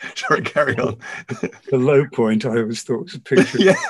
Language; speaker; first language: English; native; English